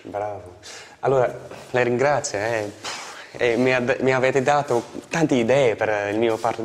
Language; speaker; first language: Italian; non-native, learner; English